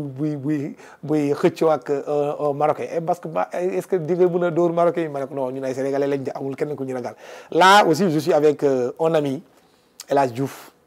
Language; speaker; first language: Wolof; non-native, local second language; Fula